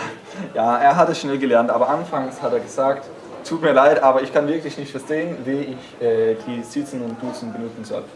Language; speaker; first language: German; non-native, learner; Danish